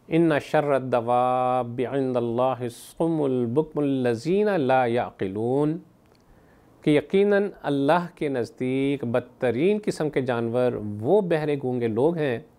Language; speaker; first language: Urdu; native; Urdu